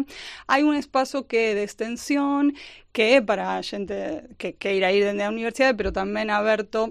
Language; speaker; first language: Galician; early bilingual, heritage; Spanish